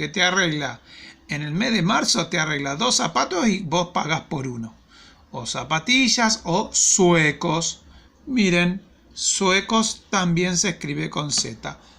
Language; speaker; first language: Spanish; native; Spanish